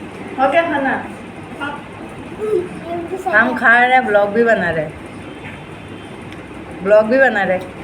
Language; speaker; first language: Hindi; non-native, local second language; Bangla